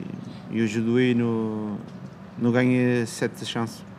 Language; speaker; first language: French; non-native, learner; Portuguese